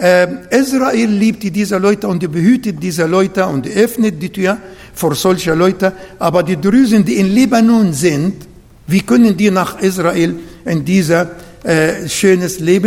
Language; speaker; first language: German; non-native, learner; Arabic